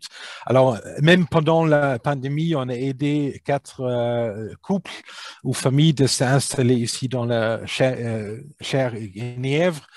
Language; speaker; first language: French; non-native, fluent; German